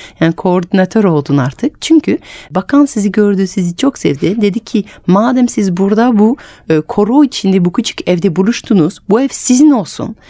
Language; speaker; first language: Turkish; non-native, fluent; French